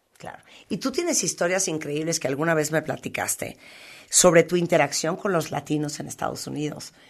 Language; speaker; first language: Spanish; native; Spanish